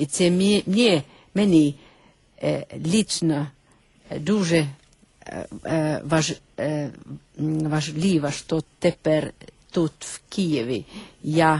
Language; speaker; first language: Ukrainian; non-native, learner; Finnish